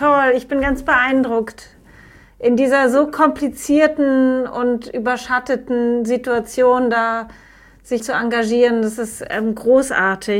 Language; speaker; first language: German; native; German